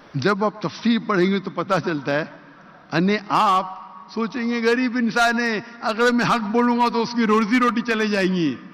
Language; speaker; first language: Urdu; non-native, local second language; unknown